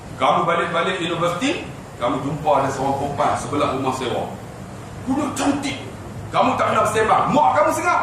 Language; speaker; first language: Malay; native; Malay